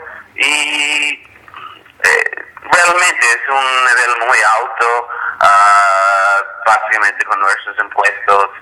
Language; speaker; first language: Spanish; non-native, fluent; English